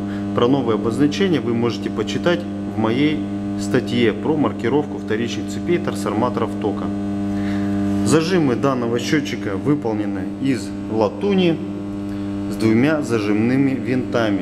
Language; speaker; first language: Russian; native; Russian